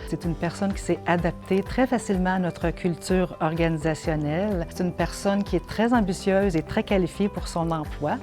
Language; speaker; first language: French; native; French